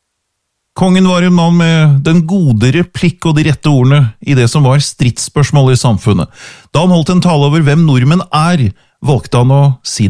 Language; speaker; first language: Norwegian; native; Norwegian